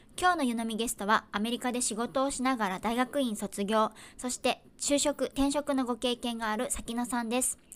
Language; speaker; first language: Japanese; native; Japanese